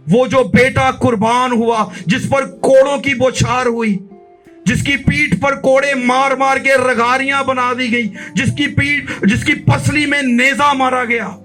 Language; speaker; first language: Urdu; non-native, local second language; Punjabi